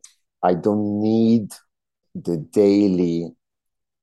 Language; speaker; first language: English; non-native, fluent; Italian